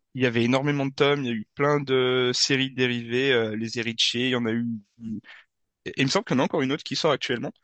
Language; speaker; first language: French; native; French